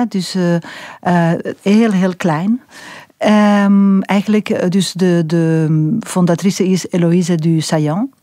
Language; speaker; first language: Dutch; non-native, local second language; French